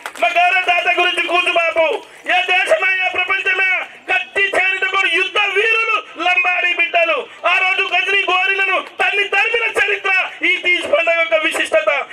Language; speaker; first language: Telugu; non-native, local second language; Lambadi